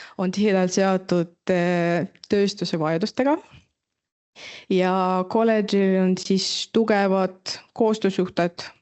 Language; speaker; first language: Estonian; non-native, local second language; Russian